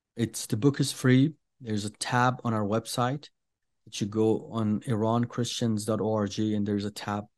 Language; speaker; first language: English; non-native, fluent; Persian